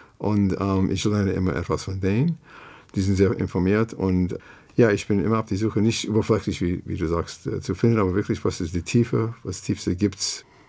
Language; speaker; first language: German; non-native, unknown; English